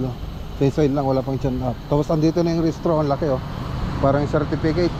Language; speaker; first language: Filipino; native; Filipino